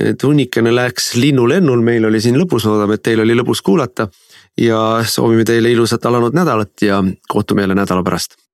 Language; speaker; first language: Estonian; native; Estonian